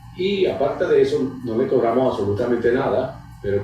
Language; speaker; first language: Spanish; native; Spanish